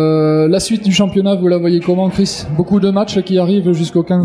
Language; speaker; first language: French; native; French